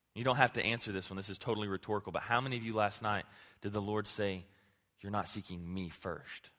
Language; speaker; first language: English; native; English